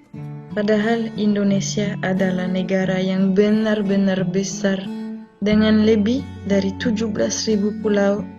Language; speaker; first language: Indonesian; non-native, fluent; French